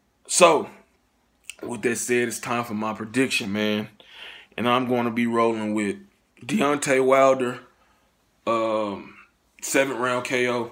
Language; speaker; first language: English; native; English